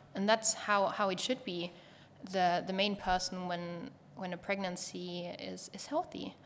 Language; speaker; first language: English; non-native, fluent; German